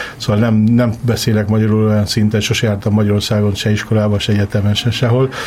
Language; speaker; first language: Hungarian; early bilingual, heritage; Hungarian